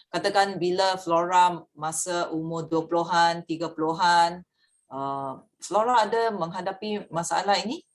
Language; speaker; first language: Malay; native; Malay